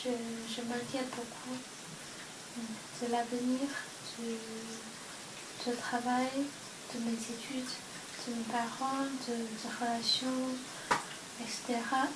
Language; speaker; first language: French; non-native, learner; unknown